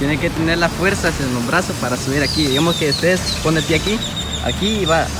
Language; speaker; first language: Spanish; native; Spanish